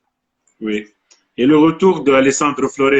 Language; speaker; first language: French; non-native, local second language; Arabic